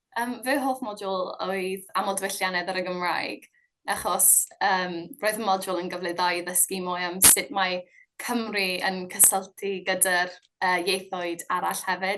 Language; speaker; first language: Welsh; non-native, local second language; English